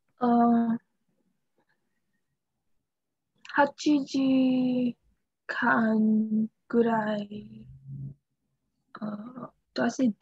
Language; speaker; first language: Japanese; non-native, learner; English